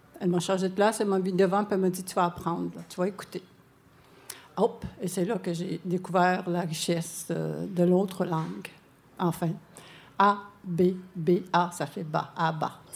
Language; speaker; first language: French; non-native, local second language; Cree